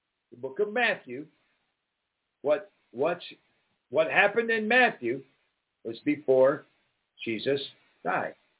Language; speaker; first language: English; native; English